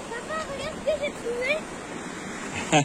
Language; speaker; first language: French; native; French